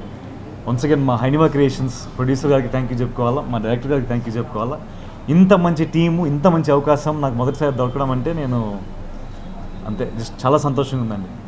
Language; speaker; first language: Telugu; native; Telugu